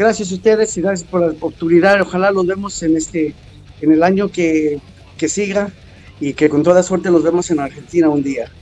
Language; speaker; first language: Spanish; early bilingual, heritage; English